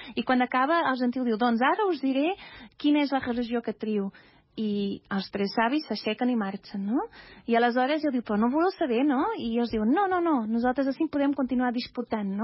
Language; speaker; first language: Catalan; non-native, fluent; Portuguese